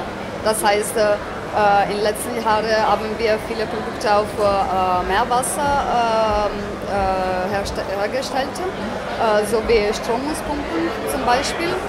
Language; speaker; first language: German; non-native, fluent; Italian